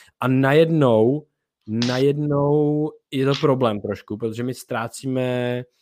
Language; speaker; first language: Czech; native; Czech